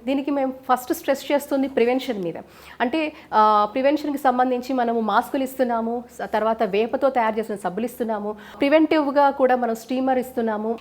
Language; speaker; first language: Telugu; native; Telugu